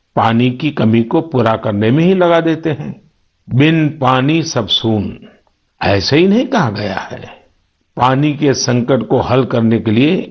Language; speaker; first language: Hindi; non-native, local second language; Gujarati